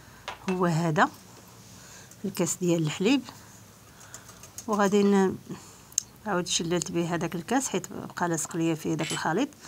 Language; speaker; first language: Arabic; native; Arabic